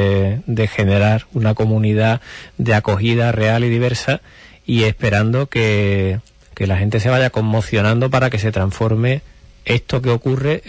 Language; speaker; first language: Spanish; native; Spanish